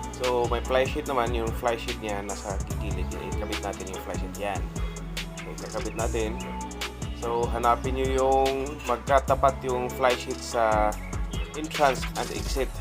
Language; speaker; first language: Filipino; non-native, local second language; Cebuano